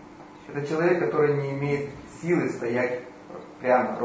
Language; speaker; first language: Polish; non-native, learner; Russian